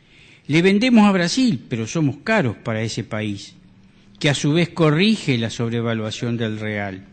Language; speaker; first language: Spanish; native; Spanish